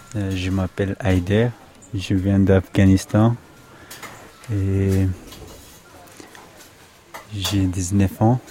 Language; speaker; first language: French; non-native, learner; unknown